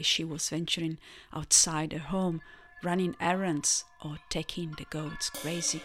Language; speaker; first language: English; non-native, fluent; Italian